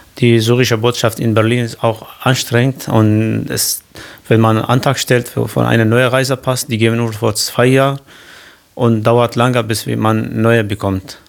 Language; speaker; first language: German; non-native, learner; Kurdish